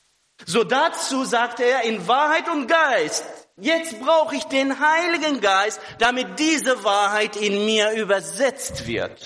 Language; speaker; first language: German; non-native, fluent; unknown